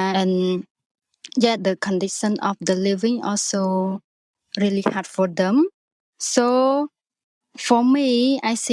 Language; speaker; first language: English; non-native, learner; Khmer